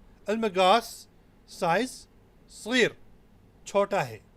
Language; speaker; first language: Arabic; non-native, fluent; Urdu